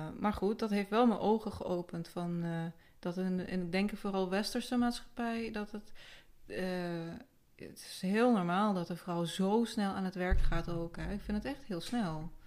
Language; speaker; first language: Dutch; early bilingual, other home language; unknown